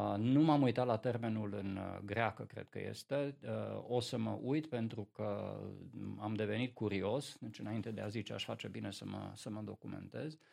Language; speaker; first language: Romanian; non-native, local second language; Hungarian